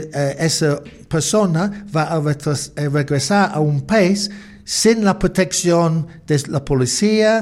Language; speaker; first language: Spanish; non-native, learner; English